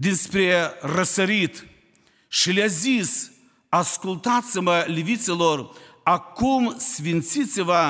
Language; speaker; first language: Romanian; non-native, local second language; Ukrainian